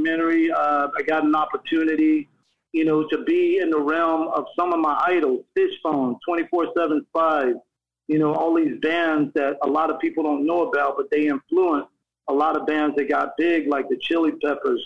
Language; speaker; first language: English; native; English